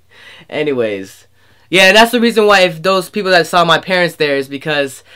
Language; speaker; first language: English; native; English